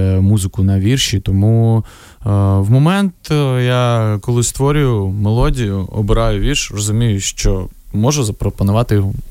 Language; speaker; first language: Ukrainian; non-native, local second language; Russian